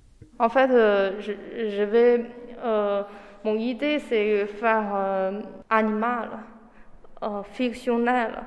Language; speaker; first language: French; non-native, learner; Chinese